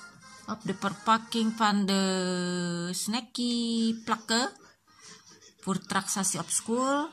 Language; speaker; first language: Dutch; non-native, local second language; Indonesian